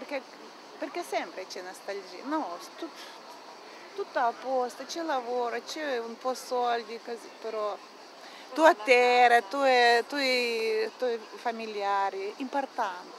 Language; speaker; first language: Italian; non-native, learner; Ukrainian